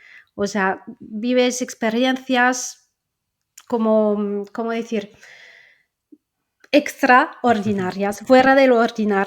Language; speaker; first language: Spanish; non-native, fluent; French